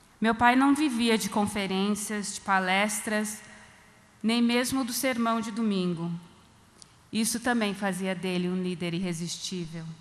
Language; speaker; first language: Portuguese; non-native, fluent; English